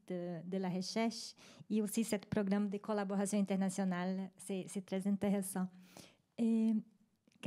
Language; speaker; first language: French; non-native, fluent; Spanish